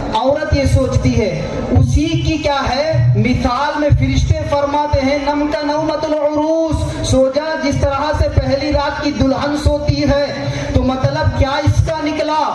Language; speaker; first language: Urdu; native; Urdu